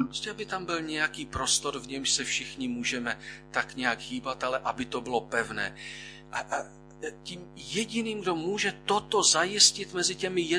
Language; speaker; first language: Czech; native; Czech